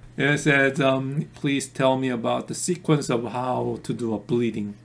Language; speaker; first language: English; non-native, fluent; Korean